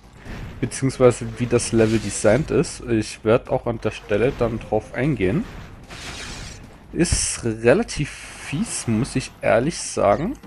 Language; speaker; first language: German; native; German